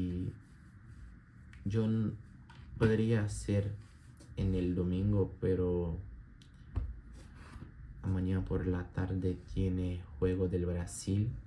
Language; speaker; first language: Spanish; non-native, learner; Portuguese